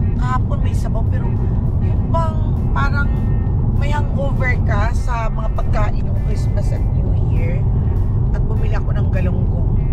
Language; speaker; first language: Filipino; non-native, local second language; Cebuano